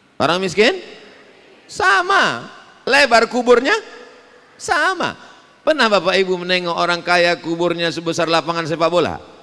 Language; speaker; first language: Malay; native; Malay